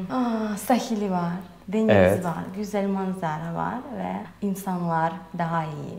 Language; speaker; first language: Turkish; non-native, learner; Russian